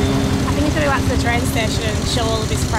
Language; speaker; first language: English; native; English